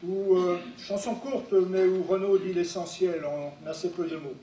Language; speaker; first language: French; native; French